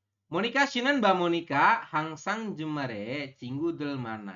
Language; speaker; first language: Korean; non-native, fluent; Indonesian